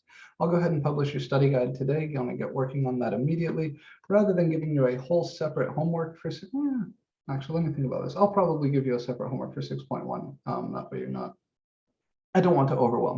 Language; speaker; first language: English; native; English